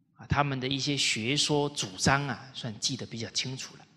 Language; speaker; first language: Chinese; native; Chinese